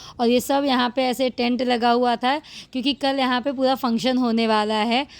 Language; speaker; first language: Hindi; native; Hindi